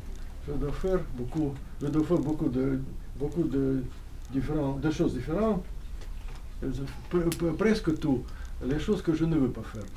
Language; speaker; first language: French; non-native, learner; Russian